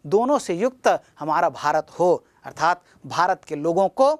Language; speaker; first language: Hindi; native; Hindi